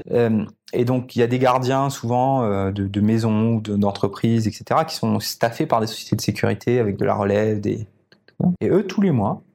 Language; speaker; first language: French; native; French